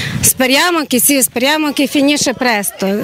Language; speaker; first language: Italian; non-native, learner; Ukrainian